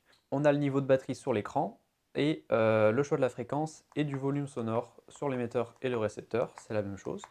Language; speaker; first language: French; native; French